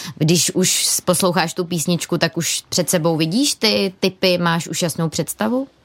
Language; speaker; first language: Czech; native; Czech